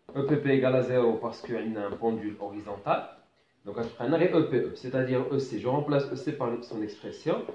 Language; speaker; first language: French; non-native, local second language; Arabic